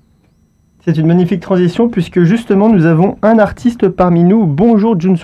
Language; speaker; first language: French; native; French